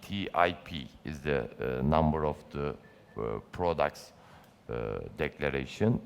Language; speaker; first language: English; non-native, learner; Turkish